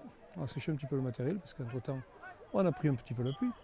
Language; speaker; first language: French; native; French